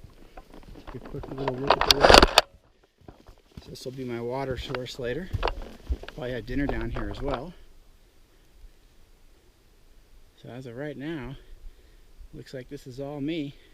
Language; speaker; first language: English; native; English